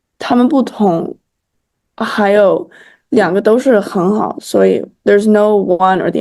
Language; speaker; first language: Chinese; early bilingual, heritage; Chinese